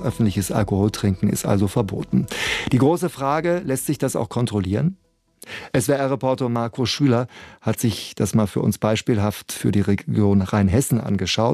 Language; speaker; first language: German; native; German